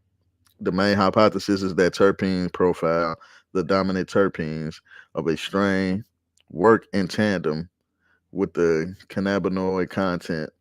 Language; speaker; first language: English; native; English